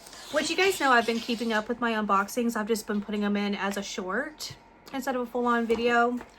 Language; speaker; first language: English; native; English